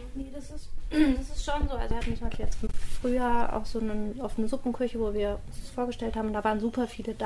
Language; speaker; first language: German; native; German